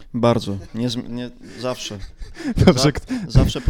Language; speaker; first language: Polish; native; Polish